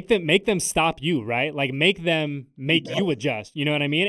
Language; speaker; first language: English; native; English